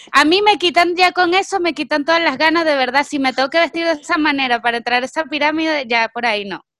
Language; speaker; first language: Spanish; native; Spanish